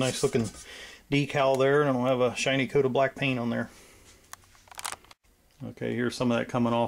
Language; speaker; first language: English; native; English